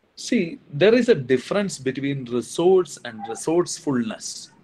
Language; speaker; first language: English; non-native, local second language; Malayalam